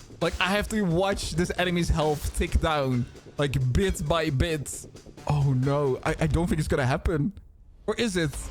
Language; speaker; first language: English; non-native, fluent; Dutch